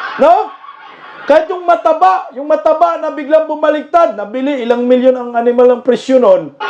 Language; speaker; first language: Filipino; non-native, local second language; Cebuano